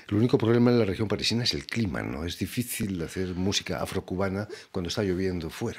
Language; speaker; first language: Spanish; native; Spanish